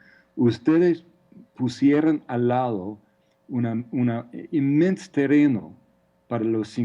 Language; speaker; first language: Spanish; non-native, fluent; English